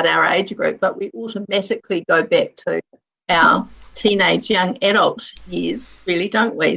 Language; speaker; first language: English; native; English